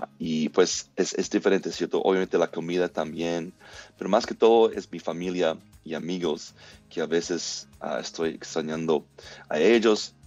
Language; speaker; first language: Spanish; non-native, fluent; English